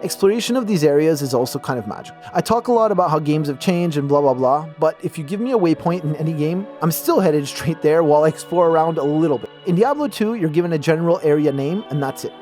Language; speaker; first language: English; native; English